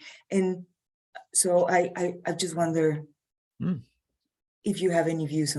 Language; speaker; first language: English; non-native, fluent; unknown